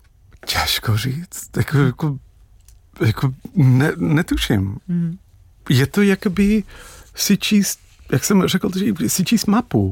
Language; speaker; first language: Czech; non-native, fluent; English